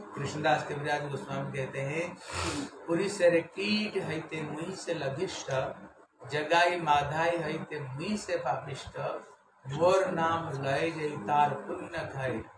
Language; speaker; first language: Hindi; non-native, local second language; Bangla